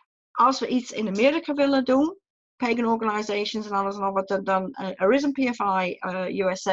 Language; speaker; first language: Dutch; non-native, fluent; English